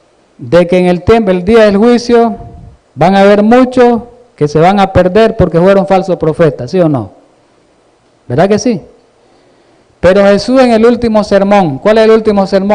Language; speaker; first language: Spanish; native; Spanish